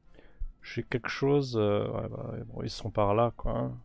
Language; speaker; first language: French; native; French